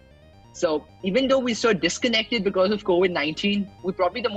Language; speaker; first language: English; non-native, local second language; Hindi